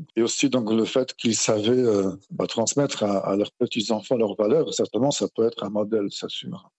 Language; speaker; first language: French; non-native, fluent; Polish